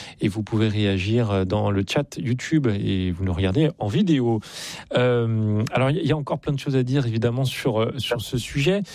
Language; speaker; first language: French; native; French